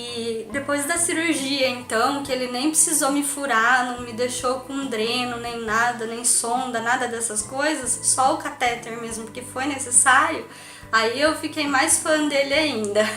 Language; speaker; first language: Portuguese; native; Portuguese